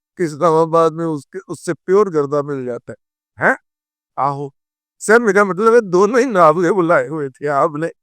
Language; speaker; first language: Urdu; non-native, local second language; Punjabi